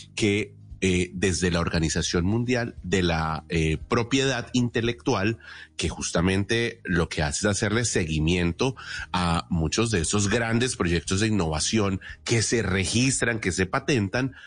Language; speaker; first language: Spanish; native; Spanish